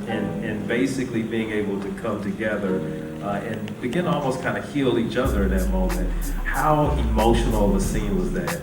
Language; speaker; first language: English; native; English